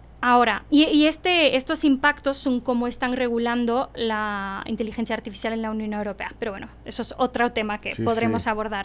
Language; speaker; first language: Spanish; early bilingual, heritage; Spanish